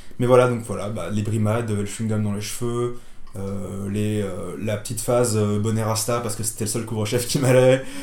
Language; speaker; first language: French; native; French